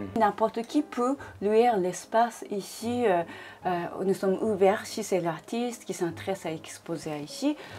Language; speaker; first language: French; non-native, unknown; Japanese